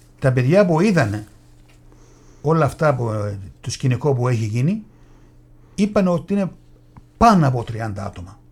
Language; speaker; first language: Greek; non-native, fluent; Arabic